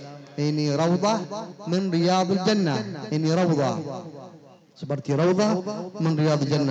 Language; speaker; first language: Indonesian; non-native, fluent; Arabic